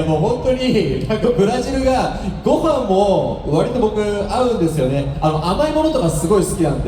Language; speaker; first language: Japanese; native; Japanese